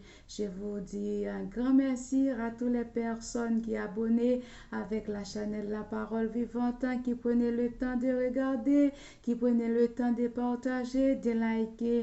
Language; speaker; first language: French; non-native, local second language; Haitian Creole